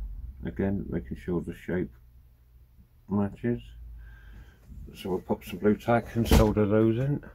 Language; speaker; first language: English; native; English